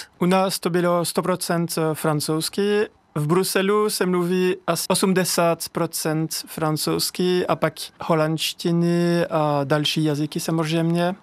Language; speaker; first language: Czech; non-native, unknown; French